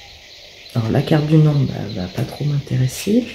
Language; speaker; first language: French; native; French